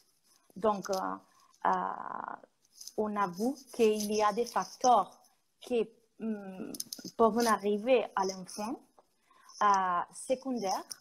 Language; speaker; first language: French; non-native, fluent; Spanish